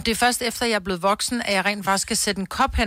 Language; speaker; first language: Danish; native; Danish